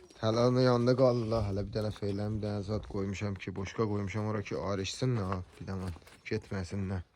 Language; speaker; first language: Azerbaijani; native; Azerbaijani